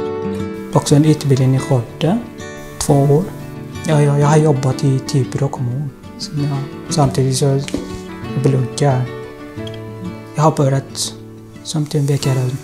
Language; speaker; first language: Swedish; non-native, fluent; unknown